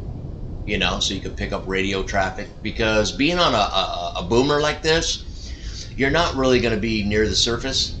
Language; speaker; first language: English; native; English